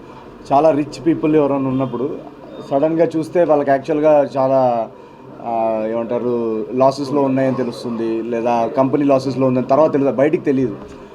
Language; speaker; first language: Telugu; native; Telugu